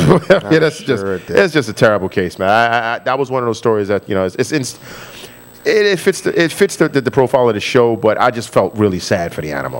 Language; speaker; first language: English; native; English